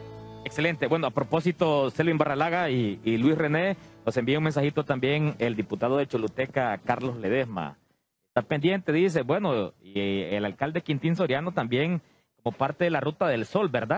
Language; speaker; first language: Spanish; native; Spanish